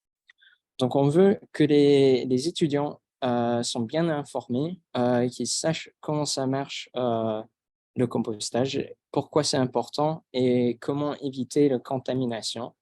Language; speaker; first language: French; non-native, fluent; English